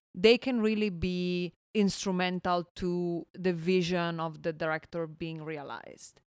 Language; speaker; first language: English; non-native, fluent; Italian